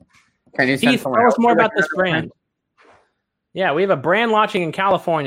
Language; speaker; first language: English; native; English